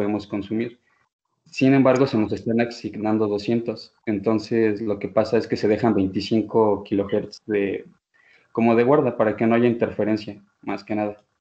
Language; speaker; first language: Spanish; native; Spanish